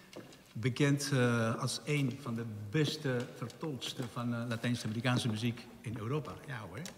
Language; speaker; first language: Dutch; non-native, fluent; Spanish